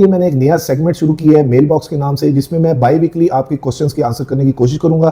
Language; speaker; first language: Urdu; native; Urdu